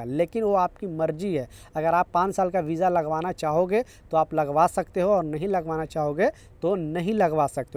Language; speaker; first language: Hindi; native; Hindi